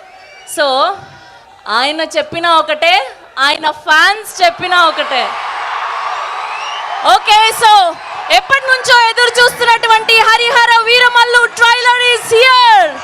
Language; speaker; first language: Telugu; native; Telugu